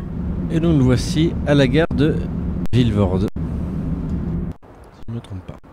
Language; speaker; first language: French; native; French